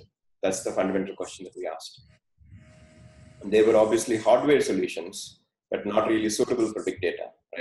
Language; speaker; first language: English; non-native, fluent; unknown